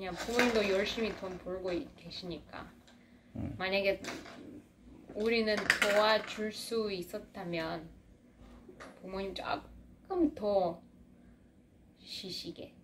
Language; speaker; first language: Korean; non-native, fluent; Russian